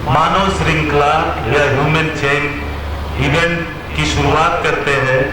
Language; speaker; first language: Hindi; non-native, local second language; Malayalam